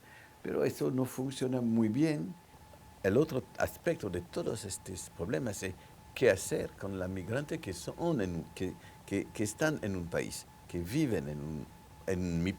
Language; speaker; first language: Spanish; non-native, local second language; French